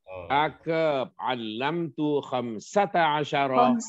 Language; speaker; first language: Arabic; non-native, fluent; Indonesian